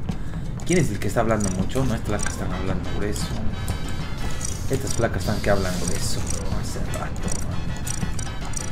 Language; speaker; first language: Spanish; native; Spanish